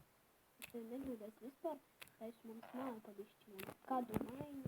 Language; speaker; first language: Latvian; non-native, local second language; Russian